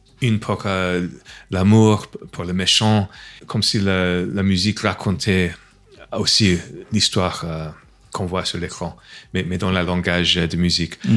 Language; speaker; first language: French; non-native, fluent; English